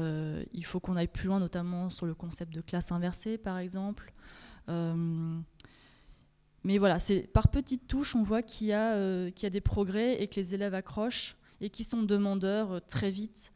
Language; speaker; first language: French; native; French